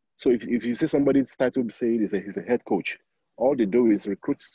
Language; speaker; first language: English; non-native, local second language; Yoruba